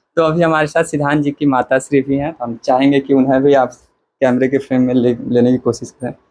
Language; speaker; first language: Hindi; native; Hindi